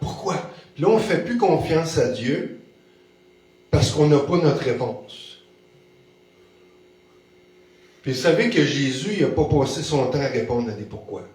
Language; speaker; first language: French; native; French